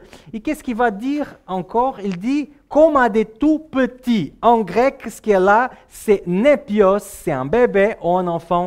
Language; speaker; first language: French; native; French